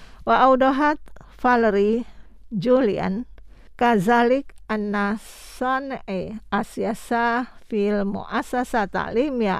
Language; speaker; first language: Arabic; non-native, fluent; Indonesian